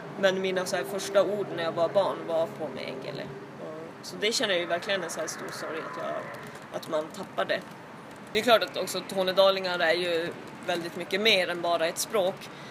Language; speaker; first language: Swedish; native; Swedish